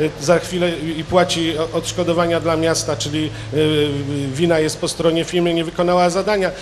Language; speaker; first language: Polish; native; Polish